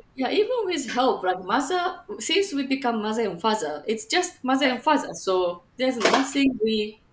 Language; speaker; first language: English; non-native, fluent; Japanese